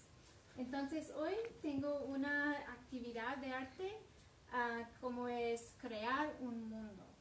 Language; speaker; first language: Spanish; non-native, fluent; English